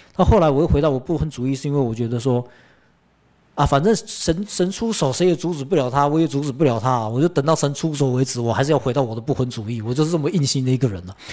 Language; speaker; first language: Chinese; early bilingual, heritage; Chinese